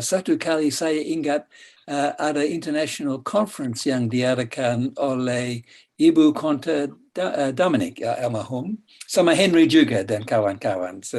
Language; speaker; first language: Indonesian; non-native, fluent; English